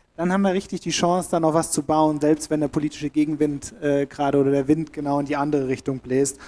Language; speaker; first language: German; native; German